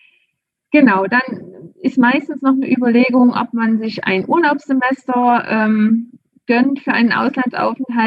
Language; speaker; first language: German; native; German